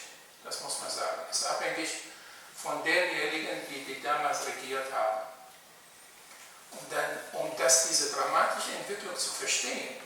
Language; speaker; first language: German; non-native, fluent; Arabic